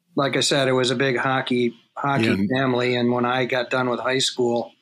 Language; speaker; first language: English; native; English